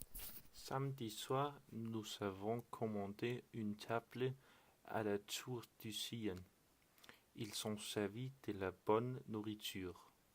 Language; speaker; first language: French; non-native, learner; Danish